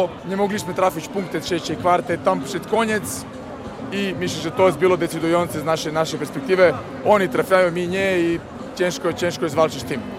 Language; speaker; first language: Polish; non-native, learner; Serbian